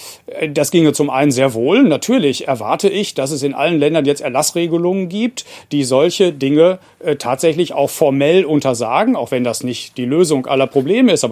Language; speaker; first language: German; native; German